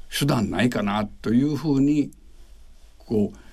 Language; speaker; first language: Japanese; native; Japanese